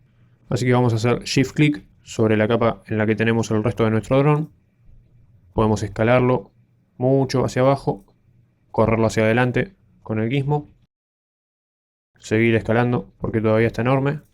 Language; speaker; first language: Spanish; native; Spanish